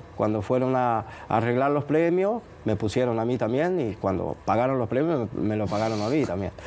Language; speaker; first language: Spanish; native; Spanish